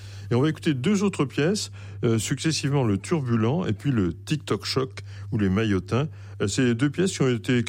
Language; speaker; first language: French; native; French